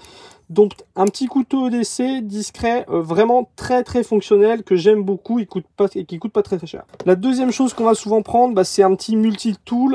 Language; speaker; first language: French; native; French